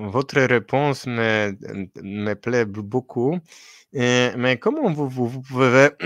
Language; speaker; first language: French; non-native, fluent; Polish